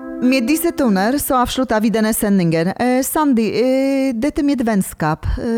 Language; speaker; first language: Norwegian; non-native, fluent; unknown